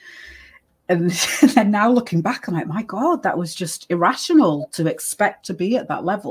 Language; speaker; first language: English; native; English